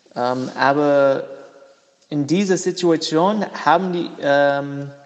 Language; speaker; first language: German; non-native, learner; English